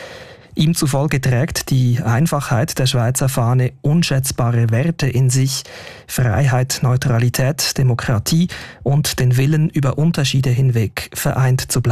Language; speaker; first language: German; native; German